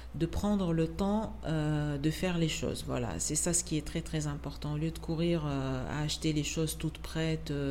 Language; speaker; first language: French; non-native, local second language; Arabic